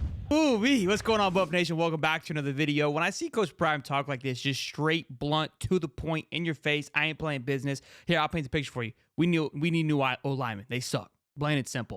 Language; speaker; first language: English; native; English